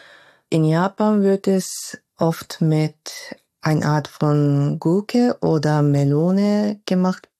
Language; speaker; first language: German; non-native, fluent; Japanese